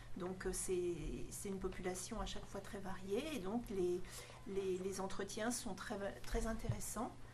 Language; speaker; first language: French; native; French